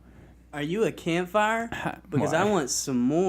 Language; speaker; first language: English; native; English